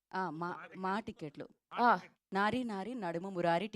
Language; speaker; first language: Telugu; native; Telugu